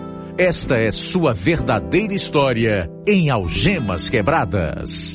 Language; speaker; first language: Portuguese; native; Portuguese